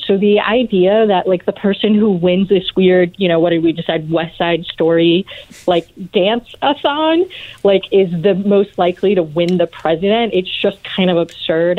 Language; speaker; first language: English; native; English